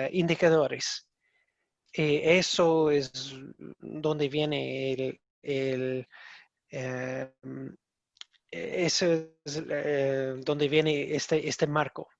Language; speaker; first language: Spanish; non-native, learner; English